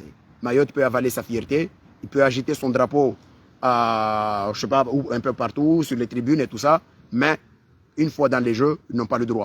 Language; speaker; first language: French; non-native, local second language; Comorian